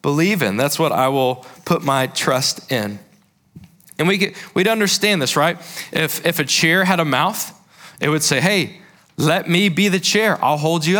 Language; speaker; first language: English; native; English